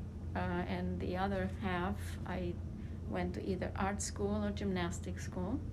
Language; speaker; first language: English; non-native, fluent; Romanian